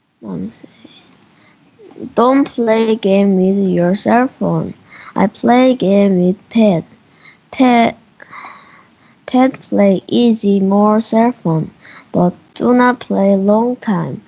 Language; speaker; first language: English; non-native, learner; Korean